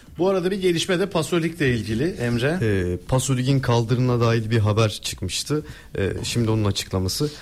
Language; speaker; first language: Turkish; native; Turkish